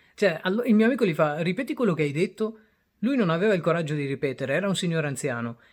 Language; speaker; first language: Italian; early bilingual, other home language; Bangla